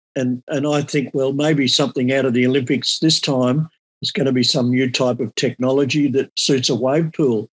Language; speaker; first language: English; native; English